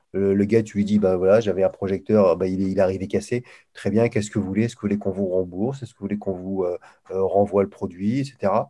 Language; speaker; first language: French; native; French